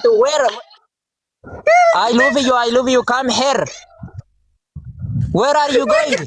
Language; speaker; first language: English; non-native, learner; Oromo